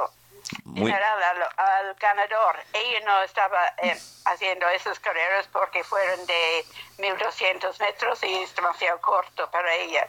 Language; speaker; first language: Spanish; non-native, fluent; English